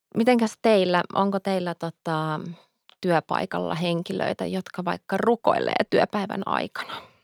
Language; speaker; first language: Finnish; early bilingual, heritage; Finnish